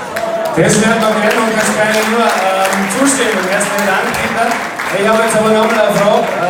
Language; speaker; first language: German; native; German